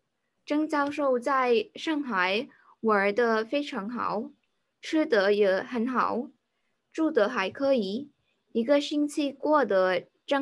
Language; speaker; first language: Chinese; non-native, learner; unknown